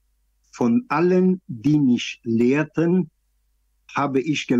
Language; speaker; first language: German; non-native, fluent; Hebrew